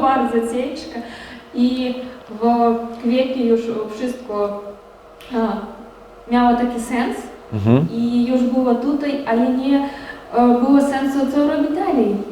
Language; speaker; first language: Polish; non-native, learner; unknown